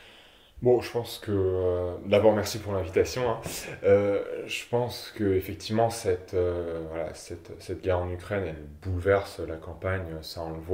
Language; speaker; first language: French; native; French